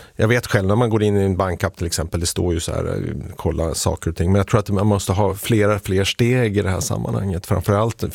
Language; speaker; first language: Swedish; native; Swedish